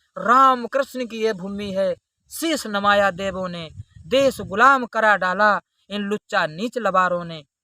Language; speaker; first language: Hindi; native; Hindi